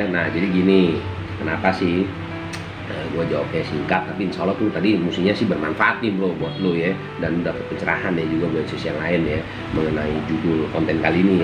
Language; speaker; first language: Indonesian; native; Indonesian